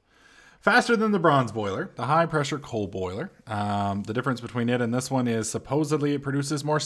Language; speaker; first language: English; native; English